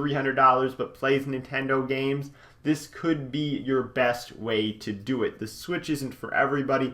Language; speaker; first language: English; native; English